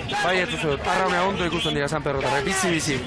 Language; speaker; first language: Basque; native; Basque